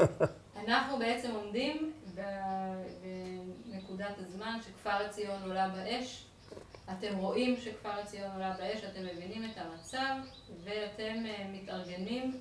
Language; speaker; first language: Hebrew; native; Hebrew